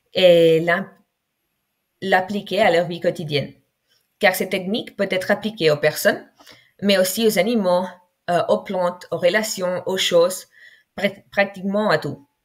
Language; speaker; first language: French; non-native, fluent; Spanish